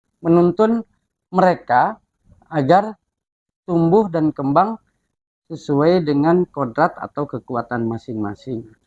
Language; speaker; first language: Indonesian; non-native, local second language; Sundanese